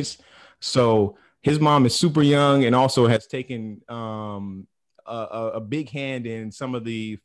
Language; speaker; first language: English; native; English